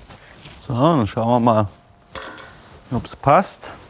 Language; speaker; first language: German; native; German